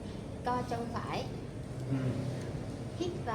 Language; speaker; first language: Vietnamese; native; Vietnamese